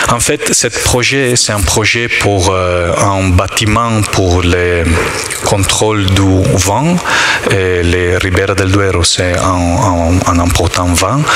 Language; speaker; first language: French; non-native, learner; Italian